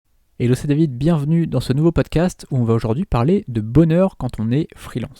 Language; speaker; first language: French; native; French